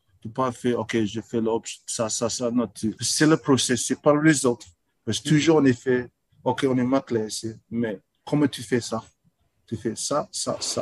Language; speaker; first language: French; non-native, learner; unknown